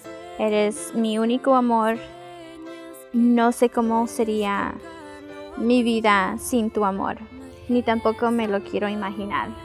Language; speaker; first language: Spanish; early bilingual, other home language; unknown